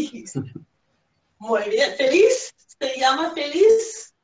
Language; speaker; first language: Spanish; non-native, fluent; English